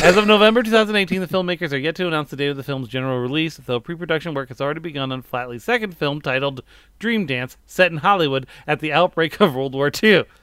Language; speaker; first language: English; native; English